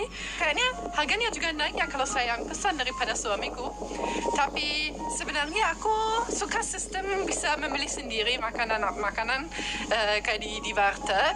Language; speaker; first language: Indonesian; non-native, fluent; German